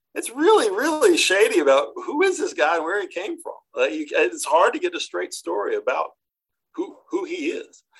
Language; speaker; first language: English; native; English